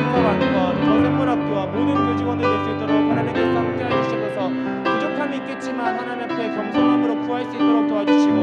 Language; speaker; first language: Korean; native; Korean